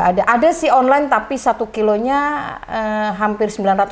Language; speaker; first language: Indonesian; native; Indonesian